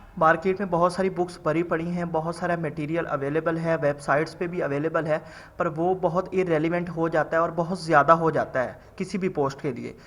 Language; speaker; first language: Urdu; non-native, local second language; Punjabi